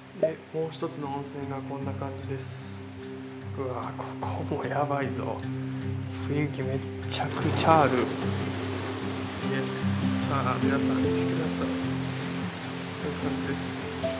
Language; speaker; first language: Japanese; native; Japanese